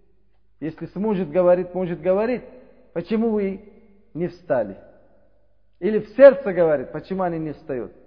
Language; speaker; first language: Russian; non-native, learner; Uzbek